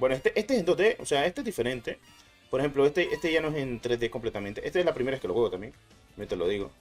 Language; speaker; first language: Spanish; native; Spanish